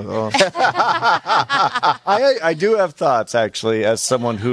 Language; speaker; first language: English; native; English